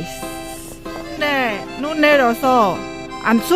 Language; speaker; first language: Korean; non-native, learner; Lao